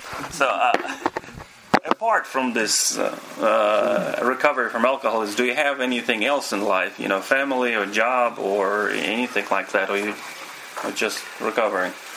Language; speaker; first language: English; non-native, fluent; Russian